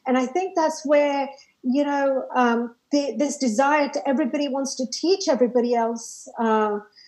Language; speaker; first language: English; native; English